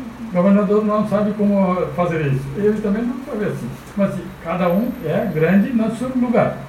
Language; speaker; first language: Portuguese; non-native, fluent; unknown